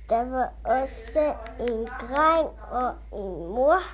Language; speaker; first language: Danish; early bilingual, other home language; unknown